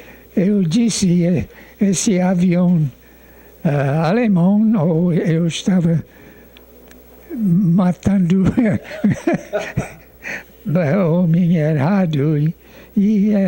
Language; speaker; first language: Portuguese; non-native, fluent; English